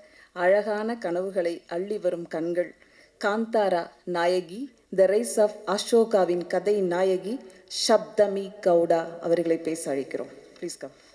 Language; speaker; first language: Tamil; native; Tamil